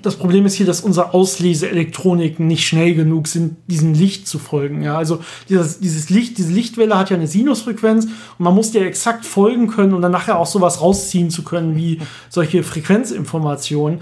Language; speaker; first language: German; native; German